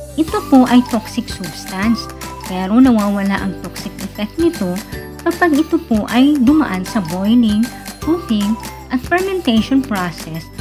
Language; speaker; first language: Filipino; non-native, local second language; Bikol